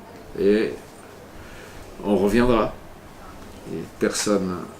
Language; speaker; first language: French; native; French